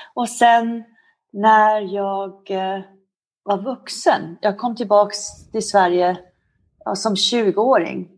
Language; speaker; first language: Swedish; early bilingual, heritage; Swedish